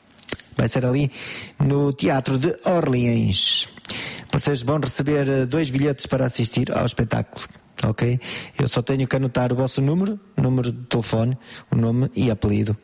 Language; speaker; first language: Portuguese; native; Portuguese